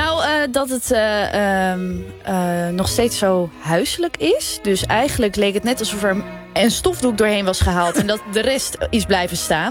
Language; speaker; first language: Dutch; native; Dutch